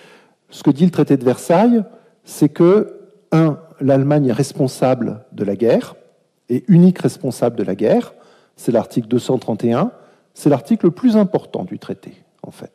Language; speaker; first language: French; native; French